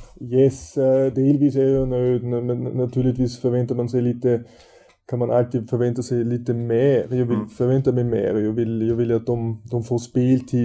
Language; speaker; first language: Swedish; non-native, fluent; German